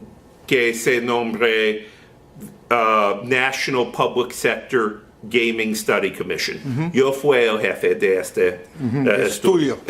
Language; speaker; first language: Spanish; non-native, learner; English